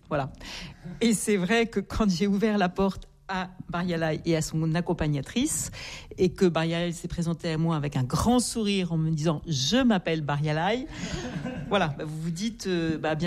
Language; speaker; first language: French; native; French